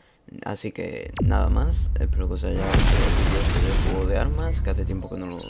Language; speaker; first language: Spanish; native; Spanish